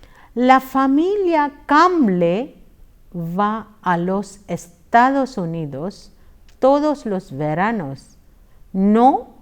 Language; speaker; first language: Spanish; non-native, fluent; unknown